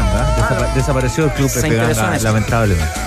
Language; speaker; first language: Spanish; native; Spanish